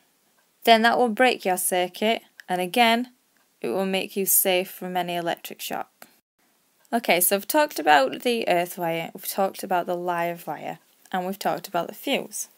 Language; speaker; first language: English; native; English